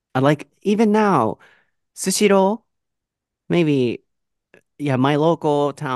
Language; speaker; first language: English; non-native, fluent; Japanese